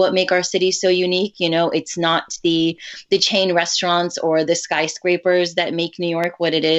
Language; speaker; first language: English; early bilingual, other home language; Urdu